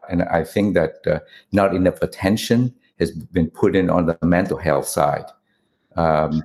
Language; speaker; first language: English; non-native, fluent; Vietnamese